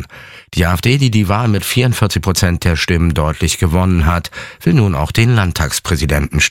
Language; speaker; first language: German; native; German